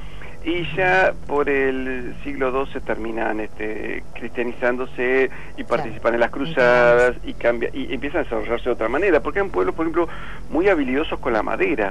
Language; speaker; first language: Spanish; native; Spanish